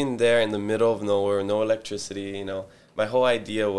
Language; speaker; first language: English; early bilingual, other home language; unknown